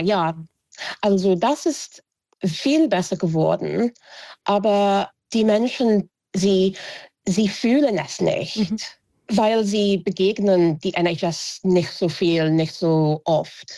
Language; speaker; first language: German; non-native, fluent; English